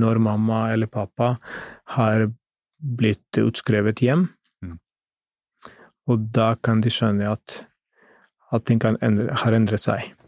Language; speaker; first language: Norwegian; non-native, fluent; Greek